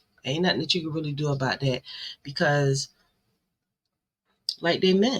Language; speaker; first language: English; native; English